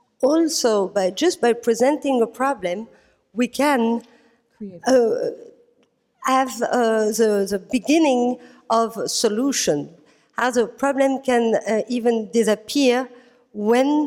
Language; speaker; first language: English; non-native, fluent; French